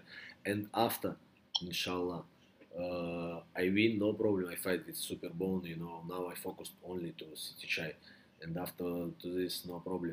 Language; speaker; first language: English; non-native, learner; Russian